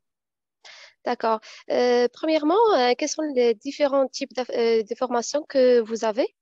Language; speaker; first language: French; non-native, fluent; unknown